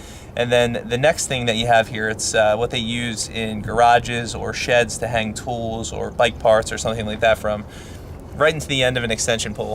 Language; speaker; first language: English; native; English